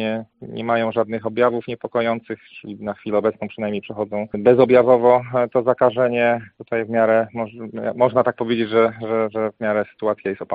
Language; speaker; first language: Polish; native; Polish